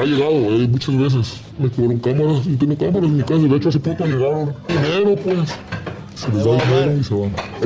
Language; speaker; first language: Spanish; native; Spanish